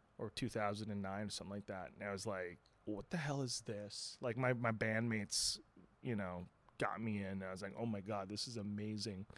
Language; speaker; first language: English; non-native, local second language; Filipino